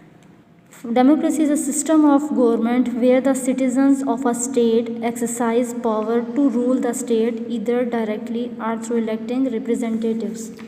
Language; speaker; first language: English; non-native, local second language; Urdu